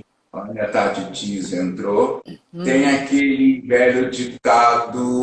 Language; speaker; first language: Portuguese; native; Portuguese